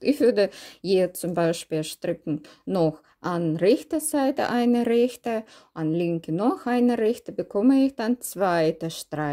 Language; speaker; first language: German; non-native, learner; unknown